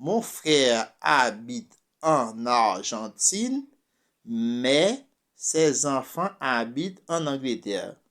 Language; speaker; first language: French; non-native, fluent; Spanish